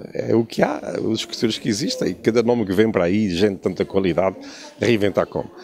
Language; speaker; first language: Portuguese; native; Portuguese